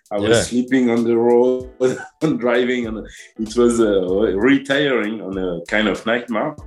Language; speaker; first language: English; non-native, learner; French